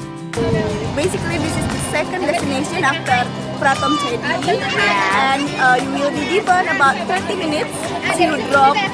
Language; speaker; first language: English; non-native, local second language; Indonesian